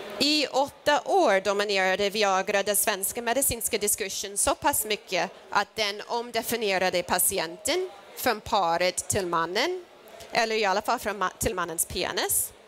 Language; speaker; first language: Swedish; non-native, fluent; English